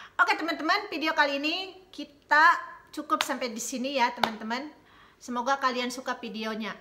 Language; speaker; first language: Indonesian; native; Indonesian